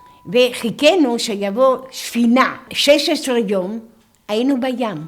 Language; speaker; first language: Hebrew; non-native, fluent; Greek